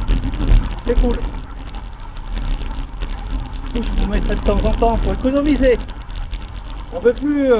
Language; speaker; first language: French; native; French